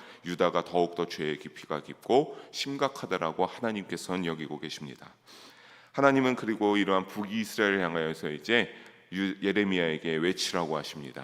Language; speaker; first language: Korean; native; Korean